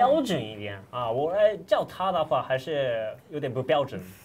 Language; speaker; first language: Chinese; non-native, fluent; Japanese